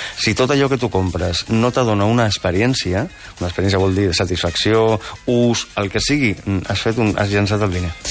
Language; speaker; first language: Catalan; non-native, local second language; Spanish